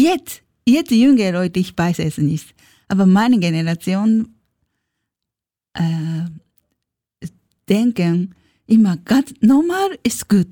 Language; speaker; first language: German; non-native, learner; Japanese